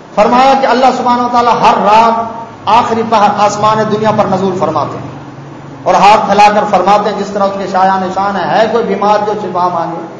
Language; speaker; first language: Urdu; non-native, local second language; Saraiki